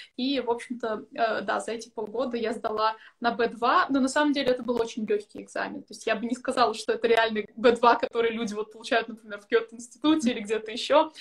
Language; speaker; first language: Russian; native; Russian